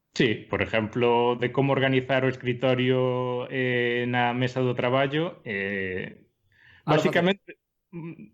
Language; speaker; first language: Galician; non-native, local second language; Spanish